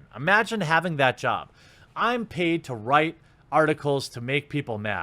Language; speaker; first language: English; native; English